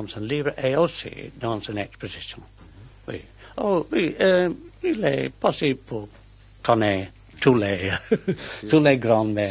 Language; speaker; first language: French; non-native, learner; English